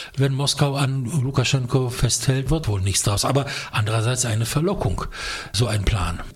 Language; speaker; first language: German; non-native, fluent; Polish